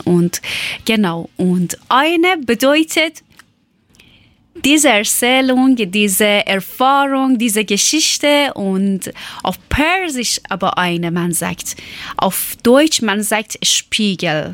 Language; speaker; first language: German; non-native, learner; Persian